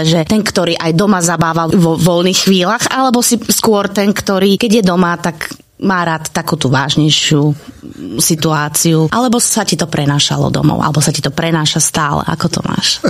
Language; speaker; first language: Slovak; native; Slovak